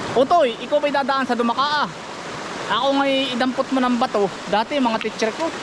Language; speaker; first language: Filipino; native; Filipino